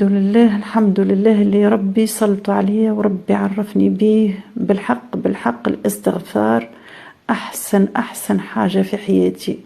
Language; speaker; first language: Arabic; native; Arabic